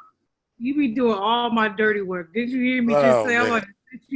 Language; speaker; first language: English; native; English